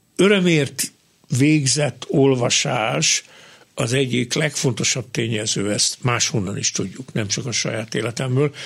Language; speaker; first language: Hungarian; native; Hungarian